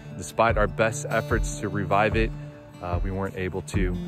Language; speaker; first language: English; native; English